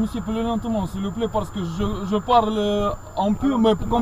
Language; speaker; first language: French; non-native, learner; Russian